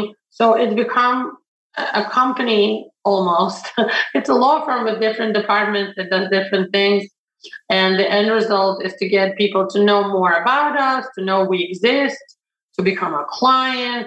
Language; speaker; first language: English; early bilingual, other home language; Ukrainian